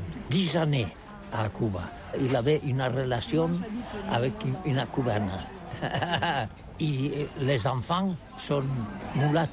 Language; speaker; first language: French; non-native, learner; Catalan